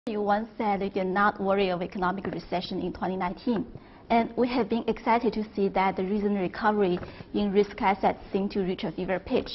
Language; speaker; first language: English; non-native, fluent; Chinese